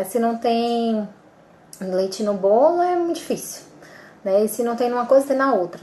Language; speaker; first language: Portuguese; native; Portuguese